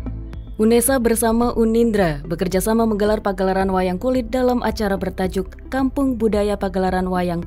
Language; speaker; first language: Indonesian; native; Indonesian